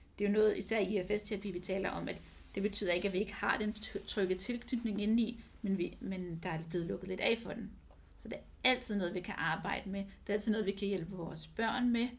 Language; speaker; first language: Danish; non-native, fluent; English